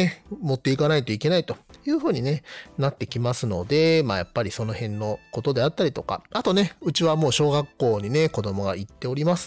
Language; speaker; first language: Japanese; native; Japanese